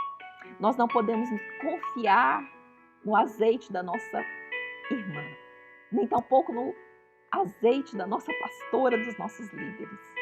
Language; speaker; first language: Portuguese; native; Portuguese